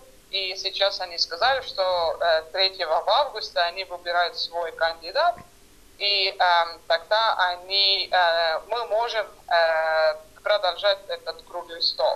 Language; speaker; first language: Russian; non-native, fluent; Estonian